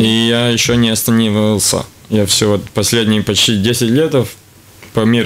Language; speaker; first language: Russian; non-native, local second language; Latvian